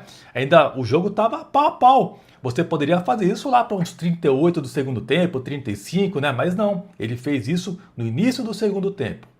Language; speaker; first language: Portuguese; native; Portuguese